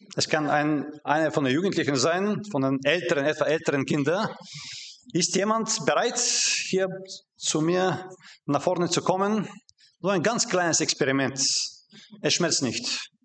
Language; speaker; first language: German; non-native, fluent; Bulgarian